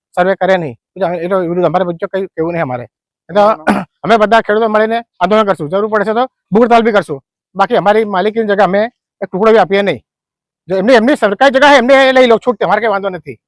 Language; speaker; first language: Gujarati; native; Gujarati